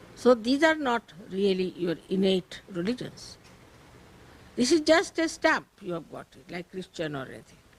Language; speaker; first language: English; non-native, local second language; Marathi